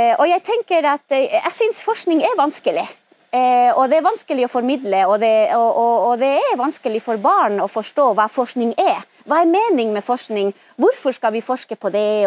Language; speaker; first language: Norwegian; non-native, fluent; Spanish